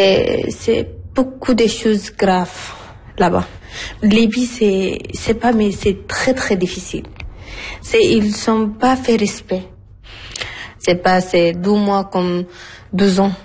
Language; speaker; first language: French; non-native, learner; Arabic